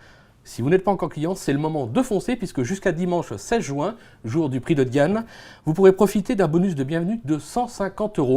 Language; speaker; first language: French; native; French